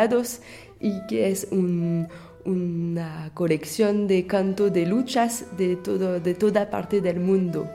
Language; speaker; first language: Spanish; non-native, fluent; French